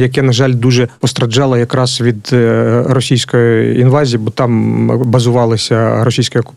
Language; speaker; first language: Ukrainian; native; Ukrainian